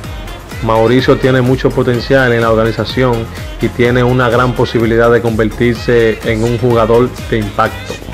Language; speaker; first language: Spanish; native; Spanish